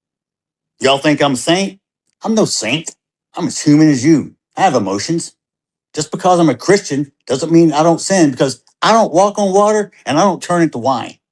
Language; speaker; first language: English; native; English